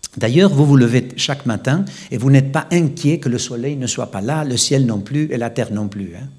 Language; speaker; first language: French; non-native, fluent; Spanish